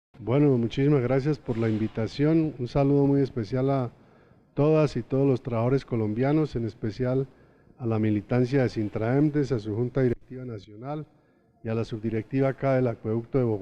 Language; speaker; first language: Spanish; native; Spanish